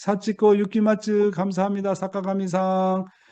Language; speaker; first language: Korean; native; Korean